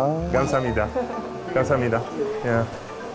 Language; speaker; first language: Korean; non-native, learner; French